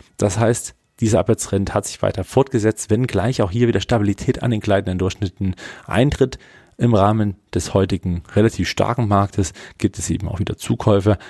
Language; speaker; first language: German; native; German